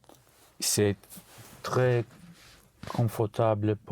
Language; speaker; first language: French; non-native, learner; English